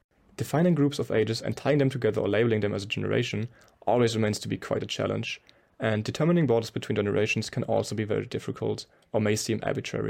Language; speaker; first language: English; non-native, fluent; German